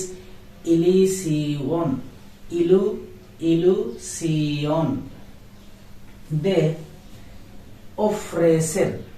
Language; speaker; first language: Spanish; non-native, learner; Bangla